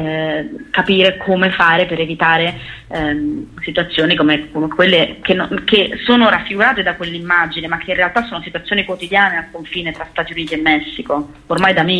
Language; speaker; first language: Italian; native; Italian